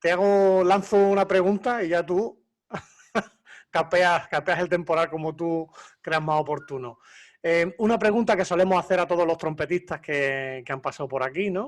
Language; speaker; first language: Spanish; native; Spanish